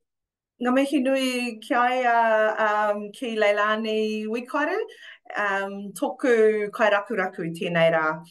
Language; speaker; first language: Māori; non-native, local second language; English